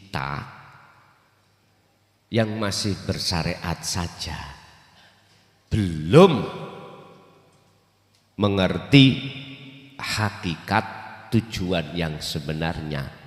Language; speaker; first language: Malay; non-native, local second language; Javanese